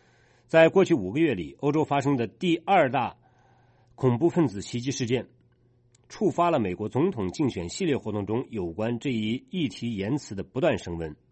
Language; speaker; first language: Chinese; native; Chinese